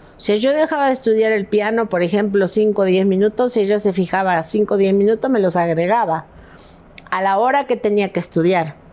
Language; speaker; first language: Spanish; native; Spanish